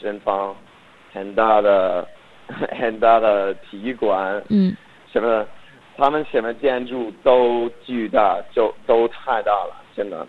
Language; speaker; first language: Chinese; non-native, learner; English